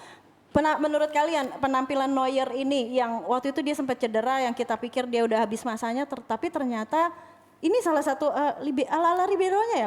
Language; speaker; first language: Indonesian; native; Indonesian